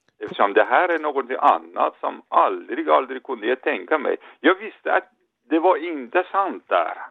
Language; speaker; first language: Swedish; non-native, fluent; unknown